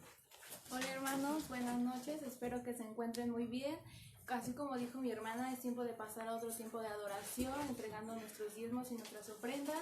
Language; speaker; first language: Spanish; native; Spanish